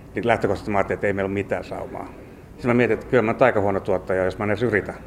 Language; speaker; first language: Finnish; native; Finnish